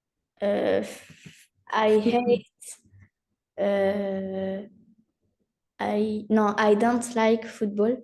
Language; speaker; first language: English; non-native, learner; French